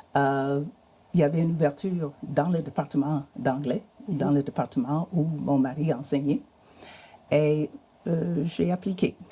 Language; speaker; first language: French; non-native, fluent; English